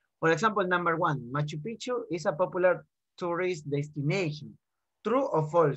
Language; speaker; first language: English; non-native, fluent; Spanish